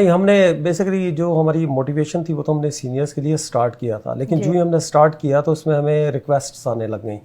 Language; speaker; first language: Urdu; non-native, local second language; Pashto